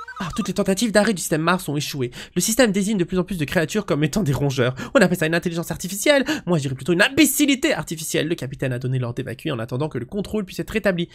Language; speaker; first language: French; native; French